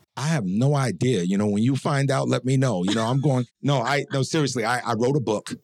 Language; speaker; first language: English; native; English